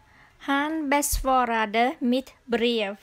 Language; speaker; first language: Swedish; non-native, fluent; Vietnamese